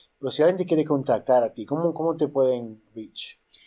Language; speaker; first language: Spanish; native; Spanish